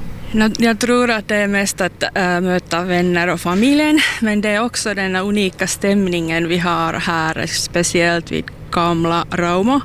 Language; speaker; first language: Swedish; non-native, local second language; Finnish